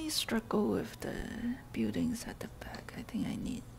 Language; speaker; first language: English; non-native, local second language; Cantonese